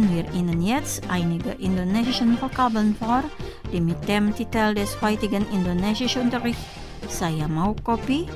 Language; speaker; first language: German; non-native, fluent; Indonesian